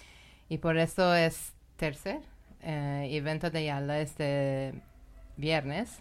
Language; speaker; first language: Spanish; non-native, learner; Persian